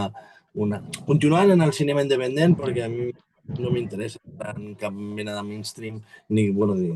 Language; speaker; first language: Catalan; native; Catalan